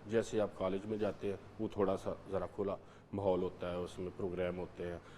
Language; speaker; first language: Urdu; non-native, local second language; Punjabi